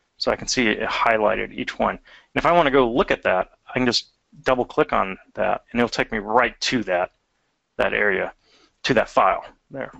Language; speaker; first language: English; native; English